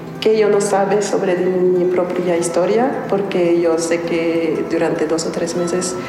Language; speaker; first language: Spanish; non-native, learner; French